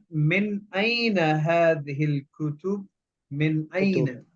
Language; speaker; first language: Arabic; non-native, fluent; Urdu